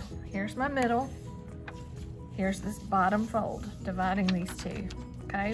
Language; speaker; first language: English; native; English